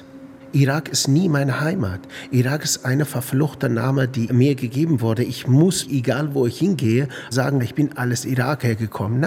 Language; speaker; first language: German; non-native, fluent; Arabic